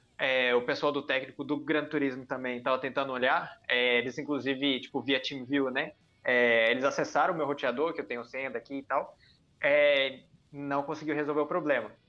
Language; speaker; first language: Portuguese; early bilingual, heritage; Portuguese